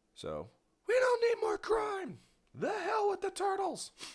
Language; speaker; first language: English; native; English